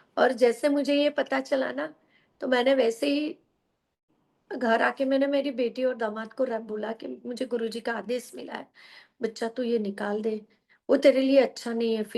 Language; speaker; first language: Hindi; non-native, local second language; Gujarati